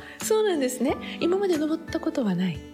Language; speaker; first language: Japanese; native; Japanese